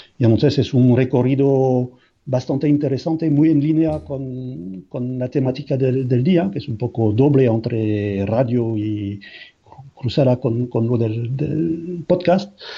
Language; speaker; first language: Spanish; non-native, fluent; French